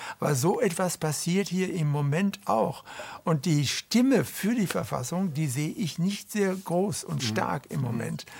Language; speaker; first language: German; native; German